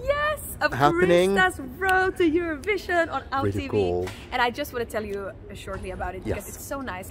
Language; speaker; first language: English; non-native, fluent; Finnish